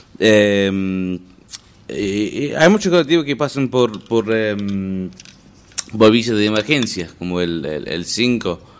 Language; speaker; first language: Spanish; non-native, fluent; English